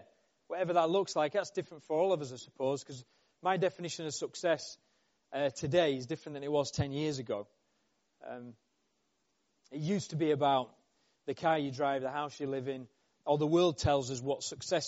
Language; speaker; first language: English; native; English